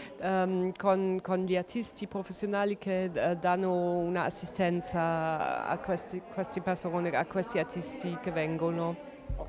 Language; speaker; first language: Italian; non-native, learner; German